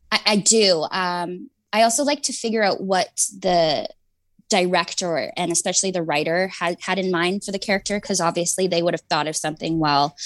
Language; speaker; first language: English; native; English